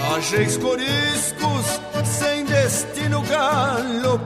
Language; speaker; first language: Portuguese; native; Portuguese